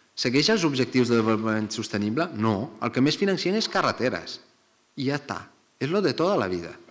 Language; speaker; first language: Catalan; non-native, fluent; Italian